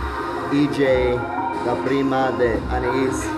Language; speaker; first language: Spanish; early bilingual, heritage; Spanish